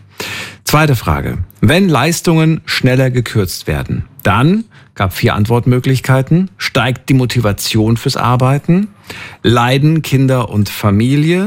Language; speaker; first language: German; native; German